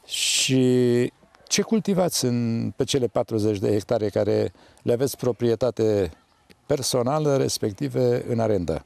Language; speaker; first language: Romanian; native; Romanian